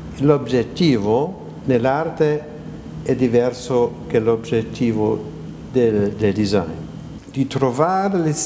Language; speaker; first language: Italian; non-native, fluent; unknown